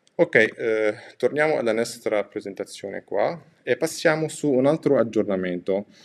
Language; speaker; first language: Italian; non-native, fluent; Arabic